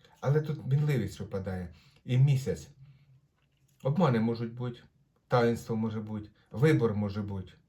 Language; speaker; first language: Ukrainian; non-native, local second language; Russian